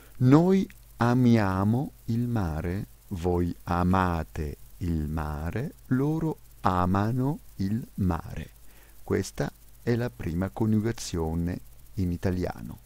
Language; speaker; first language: Italian; non-native, fluent; French